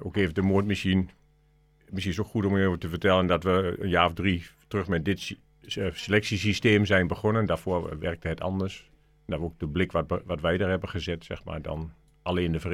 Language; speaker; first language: Dutch; native; Dutch